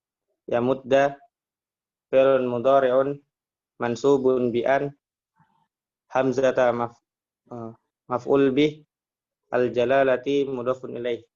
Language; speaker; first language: Arabic; non-native, learner; Indonesian